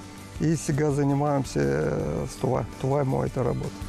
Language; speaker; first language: Bulgarian; non-native, learner; Russian